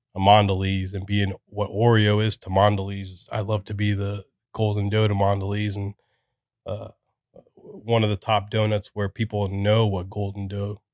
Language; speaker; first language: English; native; English